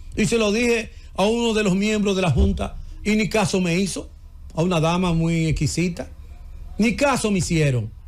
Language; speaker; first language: Spanish; native; Spanish